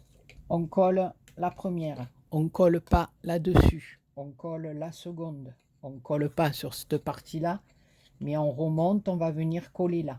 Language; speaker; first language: French; native; French